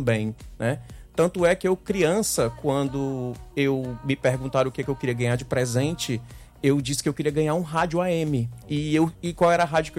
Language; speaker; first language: Portuguese; native; Portuguese